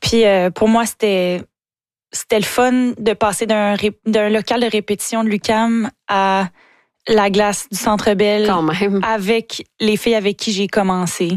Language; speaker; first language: French; native; French